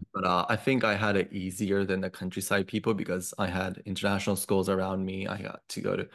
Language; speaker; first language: English; non-native, fluent; Japanese